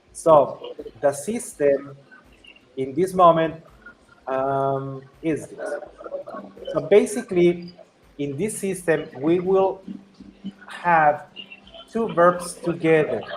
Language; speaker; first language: English; non-native, fluent; Spanish